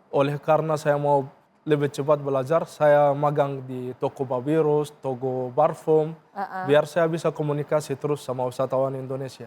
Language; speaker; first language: Indonesian; non-native, fluent; Arabic